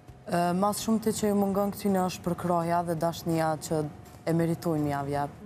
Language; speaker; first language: Albanian; native; Albanian